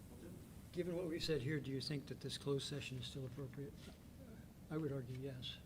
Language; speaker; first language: English; native; English